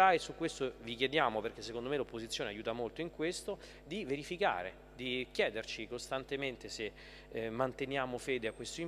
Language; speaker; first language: Italian; native; Italian